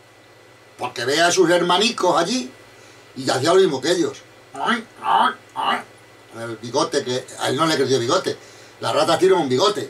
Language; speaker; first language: Spanish; native; Spanish